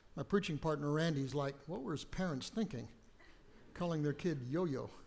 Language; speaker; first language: English; native; English